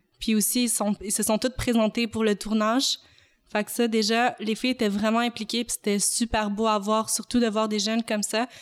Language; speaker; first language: French; native; French